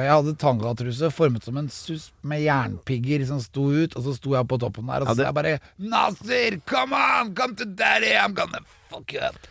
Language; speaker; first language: Norwegian; native; Norwegian